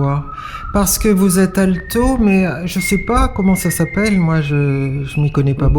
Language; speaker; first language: French; native; French